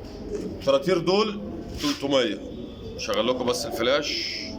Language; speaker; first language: Arabic; native; Arabic